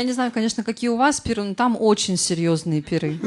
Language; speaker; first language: Russian; native; Russian